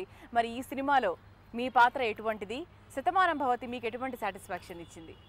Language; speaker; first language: Telugu; native; Telugu